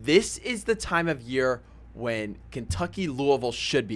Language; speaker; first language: English; native; English